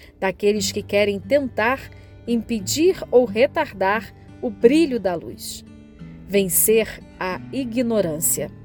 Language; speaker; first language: Portuguese; native; Portuguese